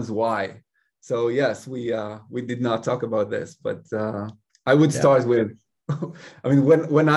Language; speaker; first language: English; non-native, fluent; Hebrew